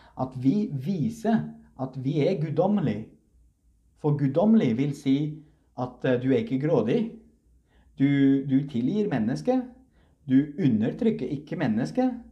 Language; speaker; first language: Norwegian; early bilingual, other home language; Uzbek